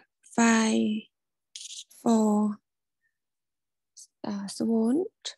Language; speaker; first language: German; non-native, learner; Thai